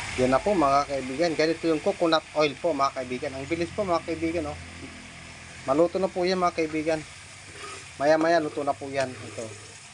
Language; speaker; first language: Filipino; non-native, local second language; Pangasinan